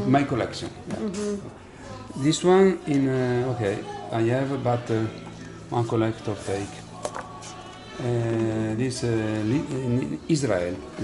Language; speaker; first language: English; non-native, learner; Italian